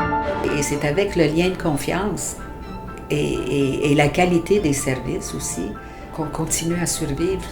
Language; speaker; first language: French; native; French